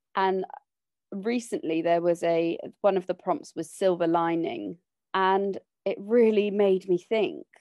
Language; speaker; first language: English; native; English